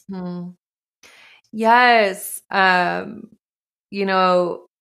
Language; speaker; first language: English; native; English